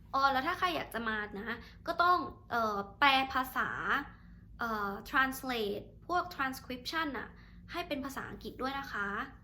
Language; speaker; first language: Thai; native; Thai